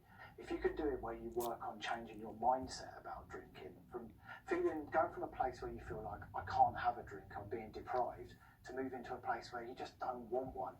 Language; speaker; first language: English; native; English